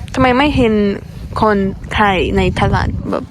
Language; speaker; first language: Thai; non-native, learner; English